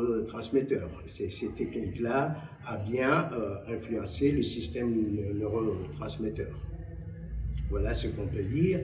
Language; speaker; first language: French; non-native, local second language; Malagasy